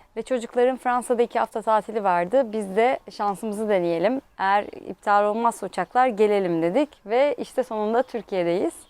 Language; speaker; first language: Turkish; native; Turkish